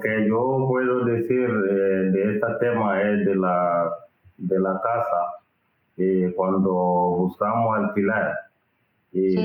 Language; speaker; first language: Spanish; non-native, learner; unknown